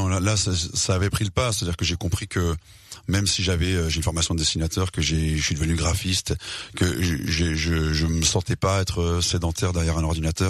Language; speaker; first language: French; native; French